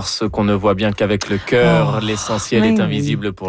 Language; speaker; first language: French; native; French